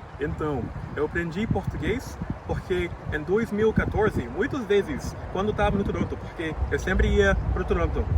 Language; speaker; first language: Portuguese; non-native, fluent; English